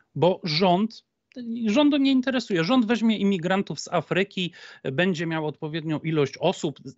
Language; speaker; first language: Polish; native; Polish